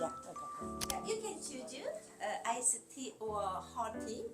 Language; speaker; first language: English; non-native, learner; Korean